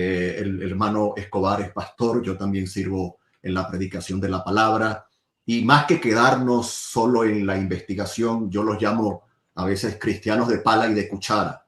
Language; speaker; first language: Spanish; native; Spanish